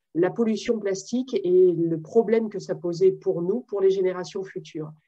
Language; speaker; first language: French; native; French